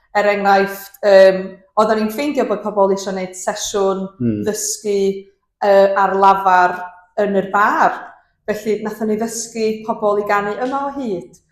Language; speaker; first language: Welsh; native; Welsh